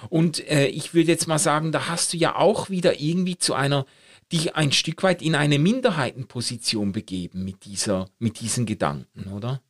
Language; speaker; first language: German; native; German